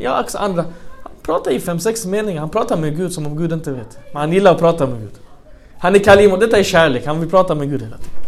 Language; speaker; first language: Swedish; non-native, fluent; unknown